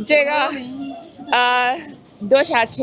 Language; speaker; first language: Chinese; non-native, learner; Jamaican Creole English